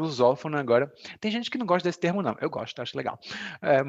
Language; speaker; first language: Portuguese; native; Portuguese